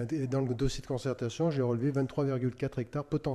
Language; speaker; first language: French; native; French